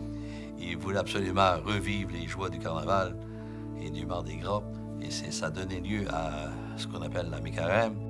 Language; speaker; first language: French; native; French